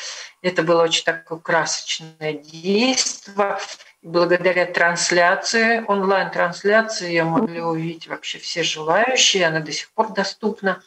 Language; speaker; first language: Russian; native; Russian